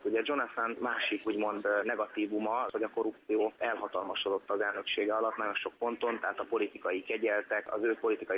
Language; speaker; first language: Hungarian; native; Hungarian